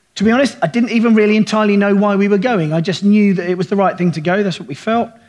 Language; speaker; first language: English; native; English